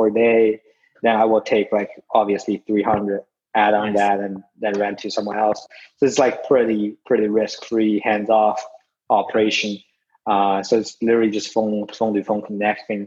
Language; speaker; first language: English; non-native, fluent; Chinese